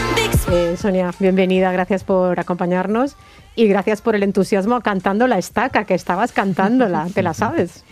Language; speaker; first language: Spanish; native; Spanish